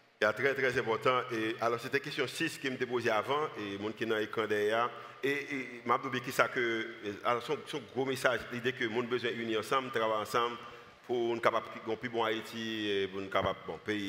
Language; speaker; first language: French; non-native, local second language; Haitian Creole